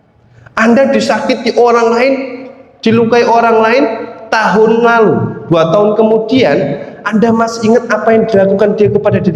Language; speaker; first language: Indonesian; native; Indonesian